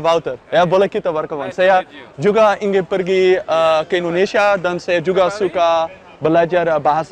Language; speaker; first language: Indonesian; non-native, learner; Dutch